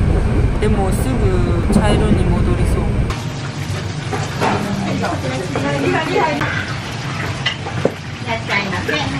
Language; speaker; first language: Japanese; non-native, fluent; Korean